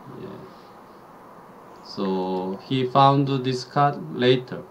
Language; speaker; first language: English; non-native, learner; Korean